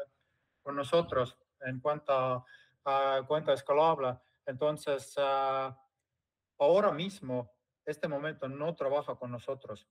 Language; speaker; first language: Spanish; non-native, fluent; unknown